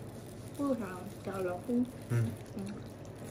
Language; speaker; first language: Chinese; non-native, learner; Vietnamese